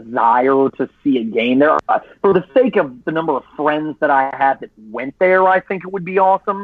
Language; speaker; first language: English; native; English